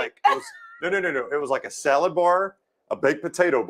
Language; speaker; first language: English; native; English